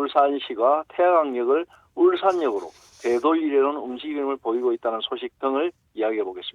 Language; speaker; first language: Korean; native; Korean